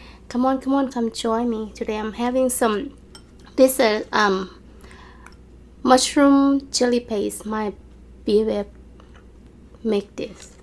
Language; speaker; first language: English; non-native, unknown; Thai